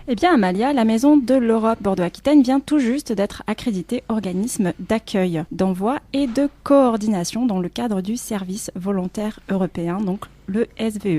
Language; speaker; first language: French; native; French